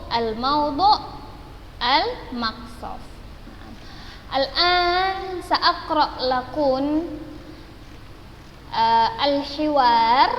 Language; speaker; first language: Arabic; non-native, fluent; Indonesian